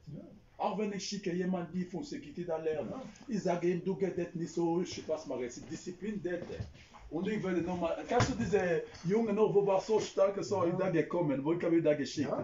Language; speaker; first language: German; non-native, learner; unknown